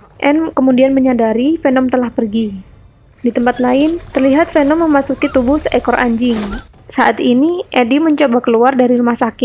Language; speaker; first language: Indonesian; native; Indonesian